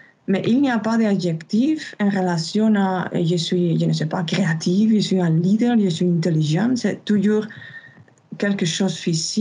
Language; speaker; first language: French; non-native, fluent; Spanish